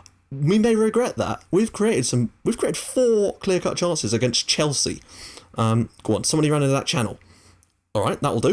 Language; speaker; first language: English; native; English